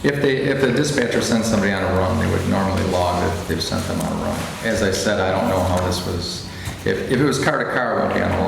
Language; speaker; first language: English; native; English